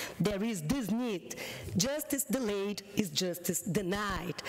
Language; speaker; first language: English; non-native, fluent; Portuguese